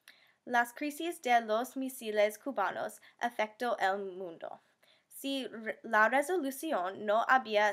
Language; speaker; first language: Spanish; non-native, learner; English